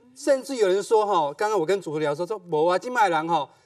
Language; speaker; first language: Chinese; native; Chinese